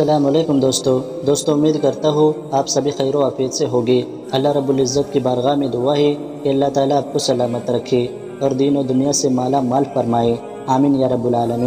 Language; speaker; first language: Hindi; native; Hindi